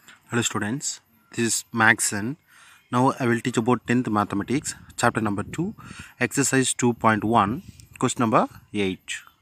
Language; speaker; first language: English; non-native, local second language; Tamil